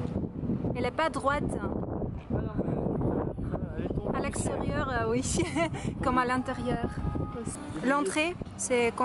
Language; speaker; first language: French; non-native, fluent; Russian